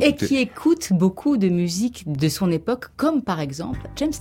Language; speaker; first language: French; native; French